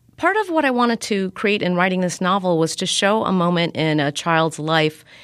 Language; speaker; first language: English; native; English